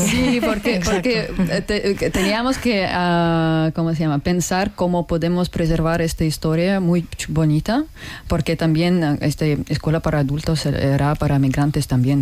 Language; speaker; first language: Spanish; non-native, learner; Russian